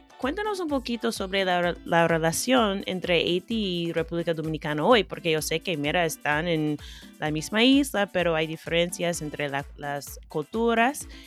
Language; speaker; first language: Spanish; non-native, fluent; English